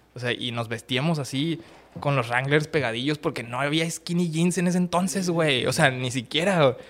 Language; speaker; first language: Spanish; native; Spanish